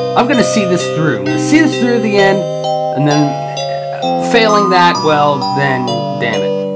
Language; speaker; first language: English; native; English